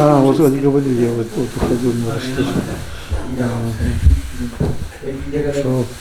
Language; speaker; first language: Russian; native; Russian